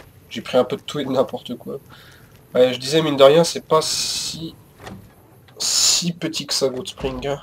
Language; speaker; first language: French; native; French